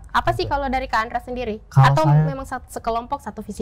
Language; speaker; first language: Indonesian; native; Indonesian